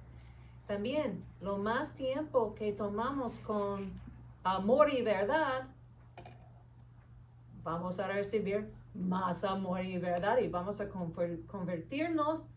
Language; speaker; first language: Spanish; non-native, fluent; English